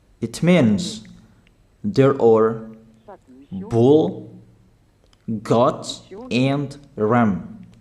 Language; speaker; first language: English; non-native, fluent; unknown